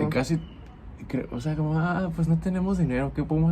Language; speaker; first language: Spanish; native; Spanish